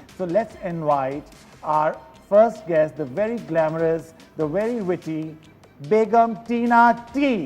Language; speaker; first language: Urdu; native; Urdu